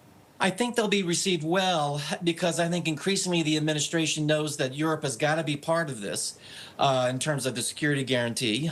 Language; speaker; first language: English; native; English